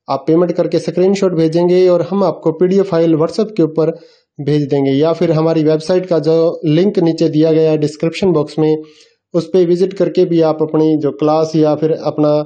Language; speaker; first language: Hindi; native; Hindi